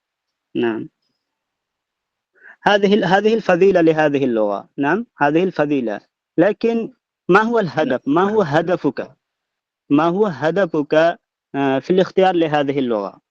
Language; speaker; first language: Arabic; non-native, fluent; Bangla